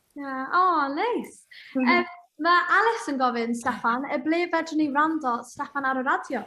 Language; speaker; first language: Welsh; native; Welsh